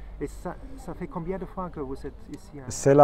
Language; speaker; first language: French; non-native, fluent; German